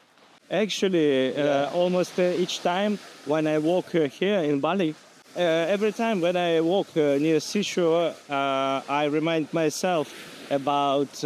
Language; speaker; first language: English; non-native, fluent; Russian